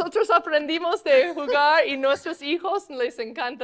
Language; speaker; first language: Spanish; non-native, fluent; English